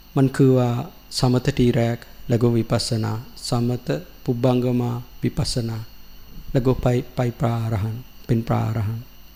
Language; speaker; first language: Thai; non-native, learner; Sinhala